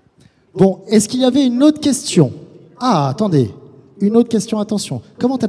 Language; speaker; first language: French; native; French